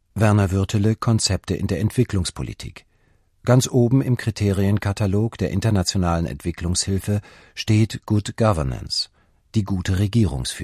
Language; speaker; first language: German; native; German